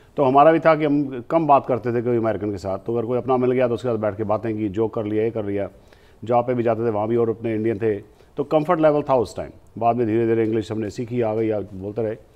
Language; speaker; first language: Hindi; native; Hindi